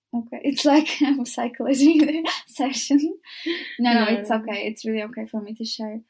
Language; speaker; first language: English; non-native, learner; Turkish